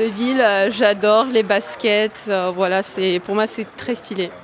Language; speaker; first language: French; non-native, fluent; Russian